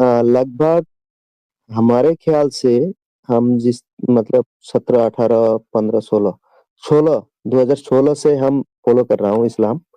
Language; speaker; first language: Hindi; non-native, local second language; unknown